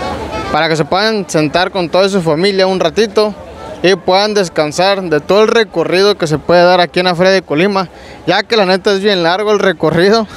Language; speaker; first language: Spanish; native; Spanish